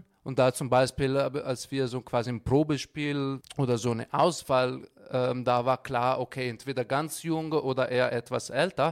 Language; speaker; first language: German; non-native, fluent; Italian